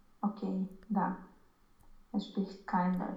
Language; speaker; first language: German; non-native, learner; Romanian